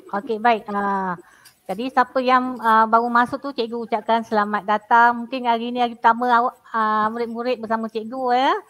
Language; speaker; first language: Malay; native; Malay